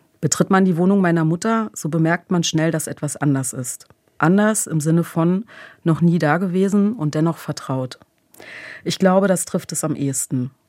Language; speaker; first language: German; early bilingual, other home language; Croatian